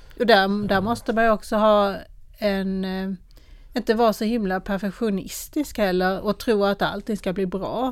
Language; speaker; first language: Swedish; native; Swedish